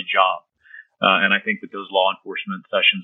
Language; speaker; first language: English; native; English